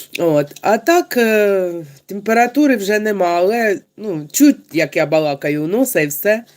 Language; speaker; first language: Ukrainian; non-native, local second language; Russian